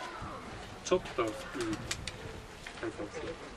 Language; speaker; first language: Japanese; native; Japanese